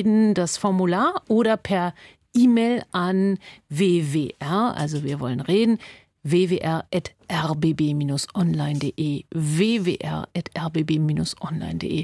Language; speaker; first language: German; native; German